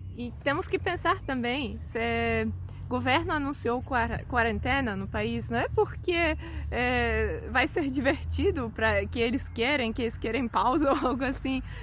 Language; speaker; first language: Portuguese; non-native, fluent; Polish